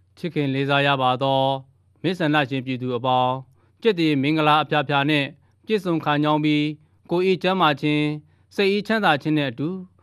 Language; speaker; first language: Burmese; non-native, local second language; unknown